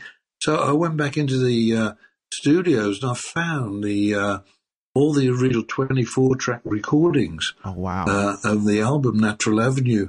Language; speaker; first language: English; native; English